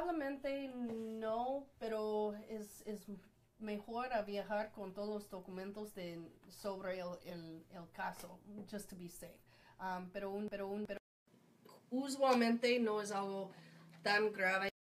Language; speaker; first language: Spanish; non-native, fluent; English